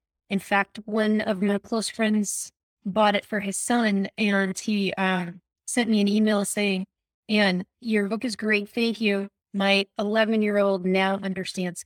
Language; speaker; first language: English; native; English